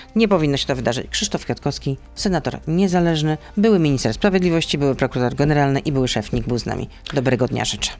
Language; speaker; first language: Polish; native; Polish